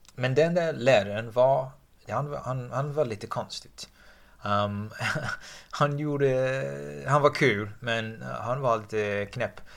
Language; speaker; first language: Swedish; non-native, fluent; English